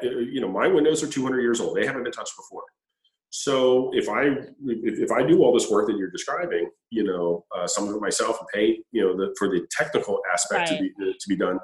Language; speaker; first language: English; native; English